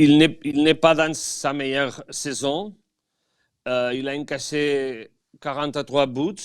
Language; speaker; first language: French; non-native, fluent; Catalan